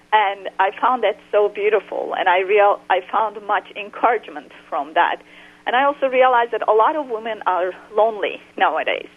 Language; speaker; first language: English; non-native, fluent; Turkish